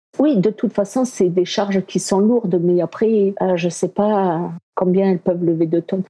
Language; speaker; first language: French; early bilingual, other home language; Spanish